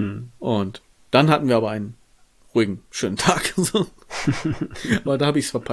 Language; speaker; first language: German; native; German